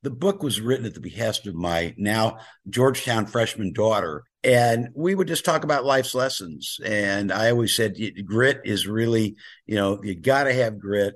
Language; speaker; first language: English; native; English